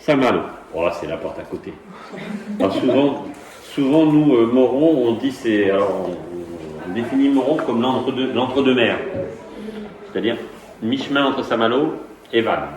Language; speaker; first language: French; native; French